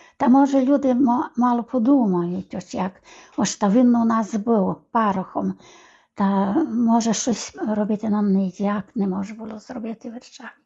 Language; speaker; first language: Ukrainian; native; Ukrainian